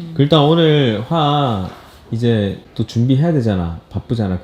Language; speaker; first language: Korean; native; Korean